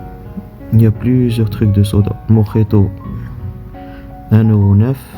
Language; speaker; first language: French; non-native, local second language; Arabic